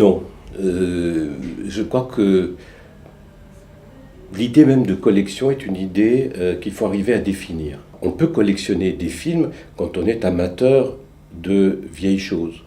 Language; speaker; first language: French; early bilingual, other home language; Romanian